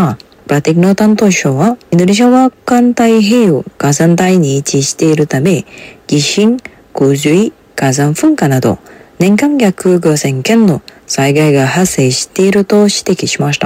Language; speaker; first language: Japanese; non-native, fluent; Indonesian